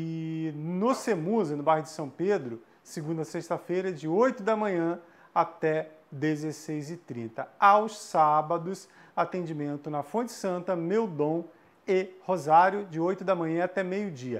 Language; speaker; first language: Portuguese; native; Portuguese